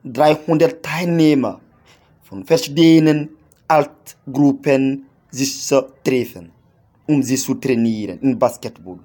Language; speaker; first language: German; non-native, learner; French